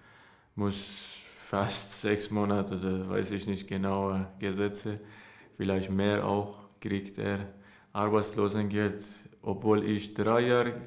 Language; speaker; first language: German; non-native, learner; Persian